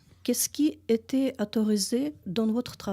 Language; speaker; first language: French; non-native, learner; Russian